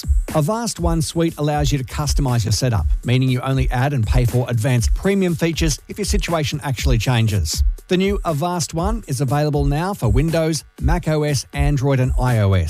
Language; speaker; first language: English; native; English